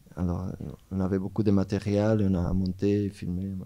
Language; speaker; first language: French; non-native, fluent; Portuguese